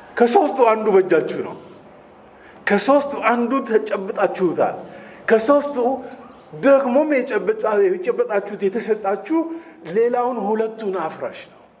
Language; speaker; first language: Amharic; non-native, local second language; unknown